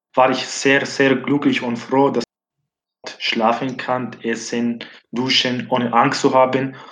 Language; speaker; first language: German; non-native, fluent; Arabic